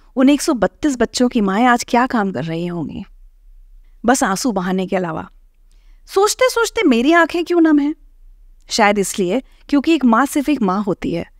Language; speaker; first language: Hindi; native; Hindi